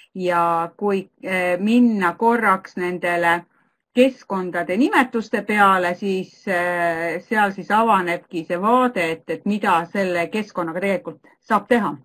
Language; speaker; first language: Estonian; native; Estonian